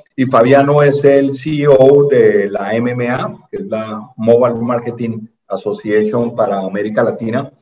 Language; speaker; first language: Spanish; native; Spanish